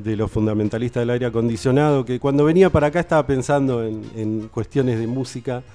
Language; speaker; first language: Spanish; native; Spanish